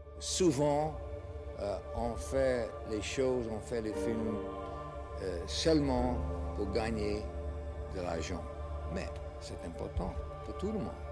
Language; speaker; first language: French; non-native, fluent; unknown